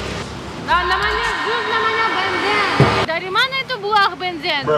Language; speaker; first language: Indonesian; non-native, learner; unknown